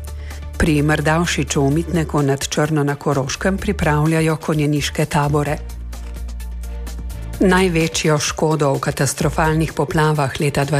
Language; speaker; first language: Slovenian; native; Slovenian